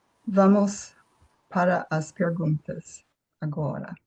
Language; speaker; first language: Portuguese; non-native, fluent; English